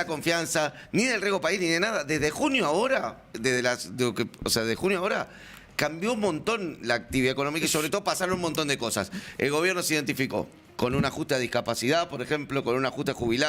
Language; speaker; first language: Spanish; native; Spanish